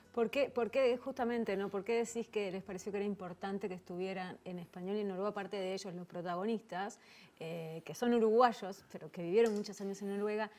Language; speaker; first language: Spanish; native; Spanish